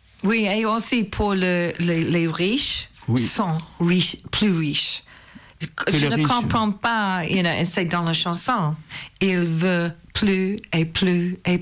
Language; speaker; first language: French; non-native, learner; English